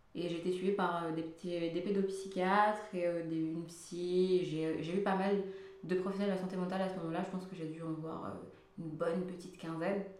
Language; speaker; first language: French; early bilingual, other home language; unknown